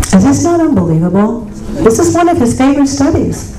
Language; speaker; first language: English; native; English